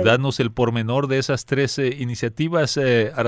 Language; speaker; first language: Spanish; native; Spanish